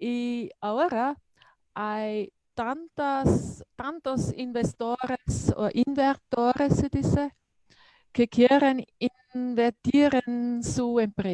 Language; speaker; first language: Spanish; non-native, learner; German